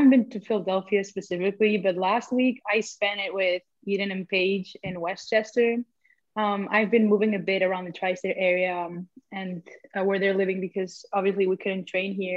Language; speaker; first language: English; non-native, fluent; Spanish